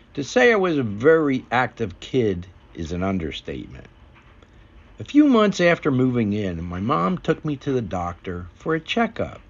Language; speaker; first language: English; native; English